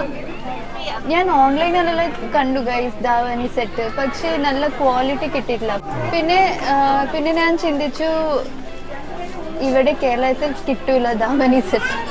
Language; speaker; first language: Malayalam; early bilingual, heritage; Malayalam